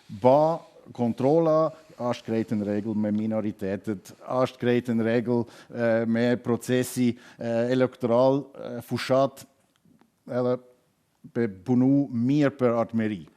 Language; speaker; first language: Albanian; non-native, learner; German